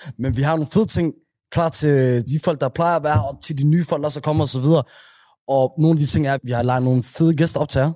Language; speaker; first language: Danish; early bilingual, other home language; Somali